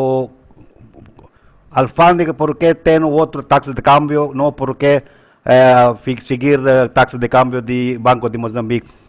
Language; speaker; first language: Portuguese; non-native, learner; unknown